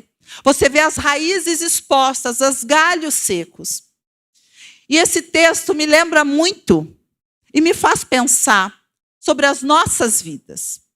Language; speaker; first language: Portuguese; native; Portuguese